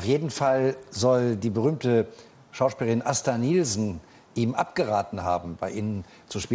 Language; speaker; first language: German; native; German